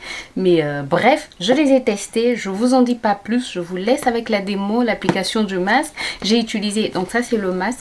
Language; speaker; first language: French; native; French